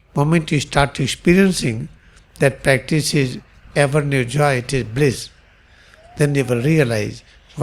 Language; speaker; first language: English; non-native, local second language; Hindi